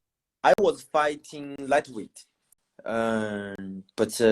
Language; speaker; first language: English; non-native, learner; Chinese